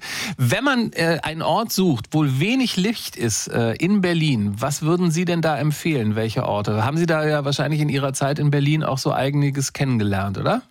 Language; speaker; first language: German; native; German